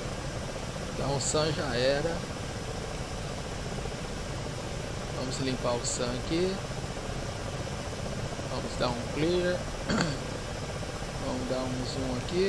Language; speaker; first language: Portuguese; native; Portuguese